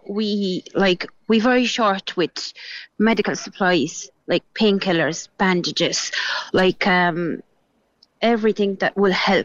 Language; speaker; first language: English; non-native, fluent; Polish